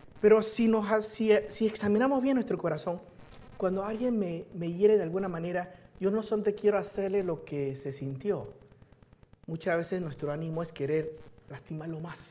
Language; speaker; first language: Spanish; early bilingual, other home language; Chinese